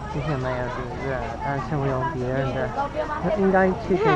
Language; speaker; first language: Chinese; non-native, learner; English